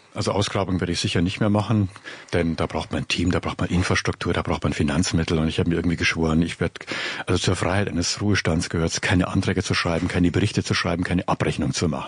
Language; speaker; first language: German; native; German